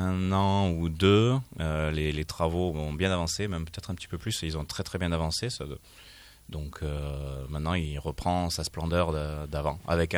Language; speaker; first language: French; native; French